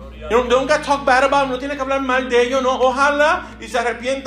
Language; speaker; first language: Spanish; early bilingual, heritage; Spanish